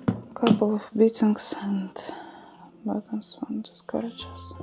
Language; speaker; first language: English; non-native, learner; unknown